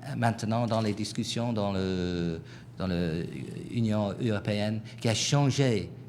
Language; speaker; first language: French; non-native, fluent; English